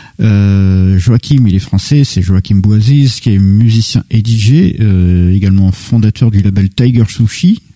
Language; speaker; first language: French; native; French